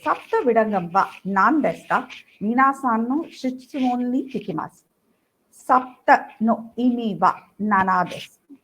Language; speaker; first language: Japanese; non-native, learner; Tamil